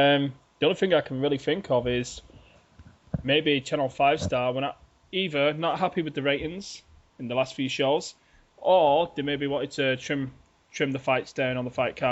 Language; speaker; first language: English; native; English